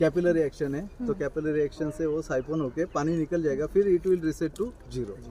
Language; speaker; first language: Hindi; non-native, local second language; Marathi